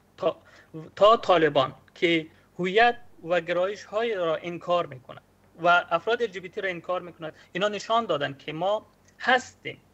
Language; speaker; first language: Persian; native; Persian